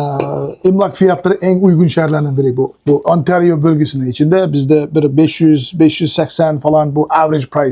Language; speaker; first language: Turkish; non-native, learner; Uyghur